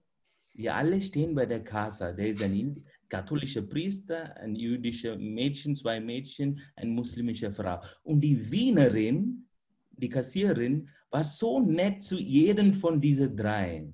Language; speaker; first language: German; non-native, fluent; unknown